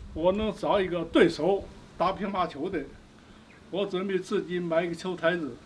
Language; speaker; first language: Chinese; native; Chinese